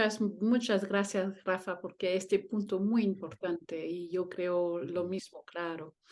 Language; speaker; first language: Spanish; non-native, learner; French